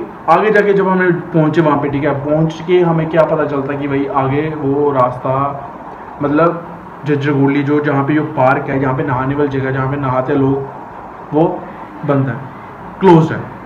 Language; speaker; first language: Hindi; native; Hindi